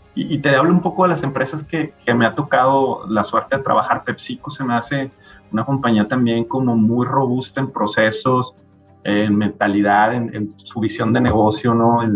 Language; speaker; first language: Spanish; native; Spanish